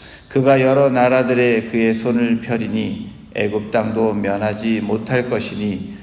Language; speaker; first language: Korean; native; Korean